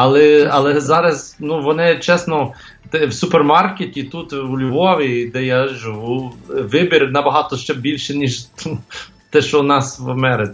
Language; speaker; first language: Ukrainian; early bilingual, heritage; English